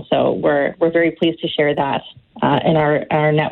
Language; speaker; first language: English; native; English